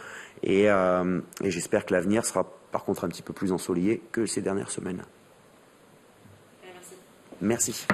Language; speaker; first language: French; native; French